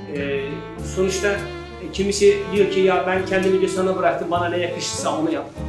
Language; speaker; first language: Turkish; native; Turkish